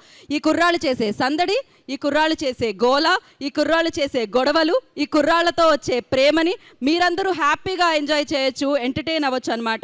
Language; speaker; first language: Telugu; native; Telugu